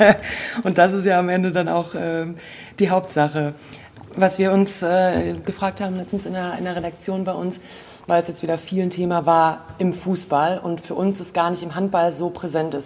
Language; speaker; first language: German; native; German